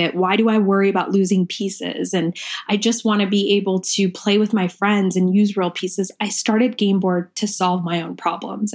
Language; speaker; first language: English; early bilingual, other home language; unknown